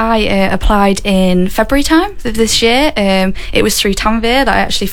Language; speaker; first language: English; native; English